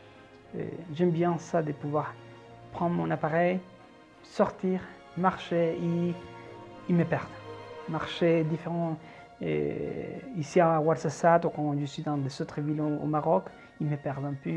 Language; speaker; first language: French; non-native, fluent; Spanish